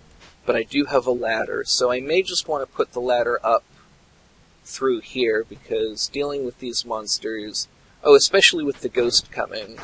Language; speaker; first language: English; native; English